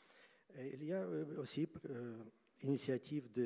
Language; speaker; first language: French; non-native, learner; Ukrainian